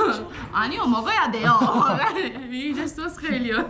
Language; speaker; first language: Korean; non-native, learner; Persian